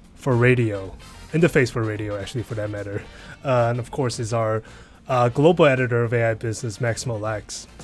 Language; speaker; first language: English; native; English